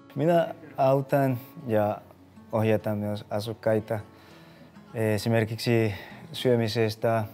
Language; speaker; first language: Finnish; non-native, learner; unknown